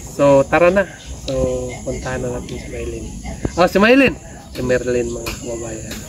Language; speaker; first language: Filipino; non-native, local second language; Cebuano